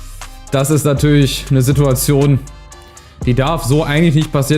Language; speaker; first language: German; native; German